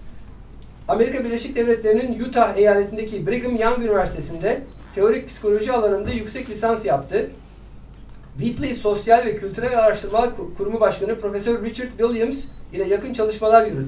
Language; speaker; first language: Turkish; native; Turkish